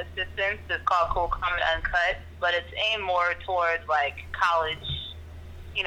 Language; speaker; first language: English; native; English